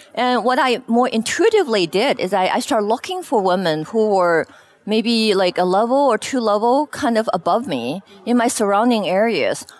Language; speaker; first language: English; non-native, fluent; Chinese